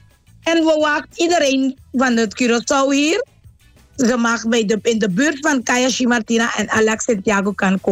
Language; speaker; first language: Dutch; non-native, learner; Papiamento